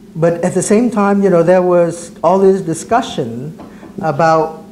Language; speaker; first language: English; early bilingual, other home language; Vietnamese